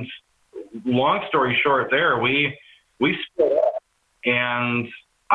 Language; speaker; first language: English; native; English